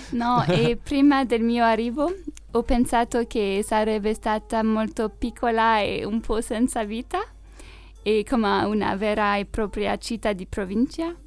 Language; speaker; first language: Italian; non-native, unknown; French